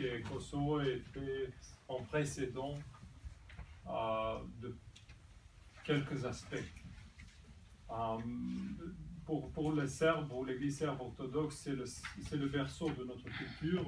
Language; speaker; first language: French; non-native, fluent; Serbian